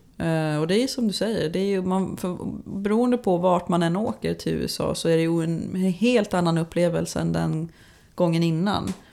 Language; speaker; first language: Swedish; native; Swedish